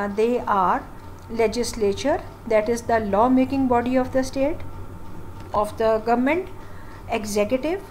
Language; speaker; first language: English; non-native, local second language; Hindi